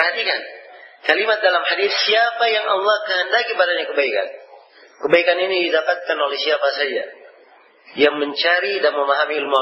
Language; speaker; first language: Indonesian; native; Indonesian